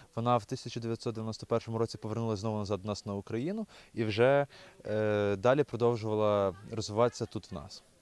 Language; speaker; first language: Ukrainian; native; Ukrainian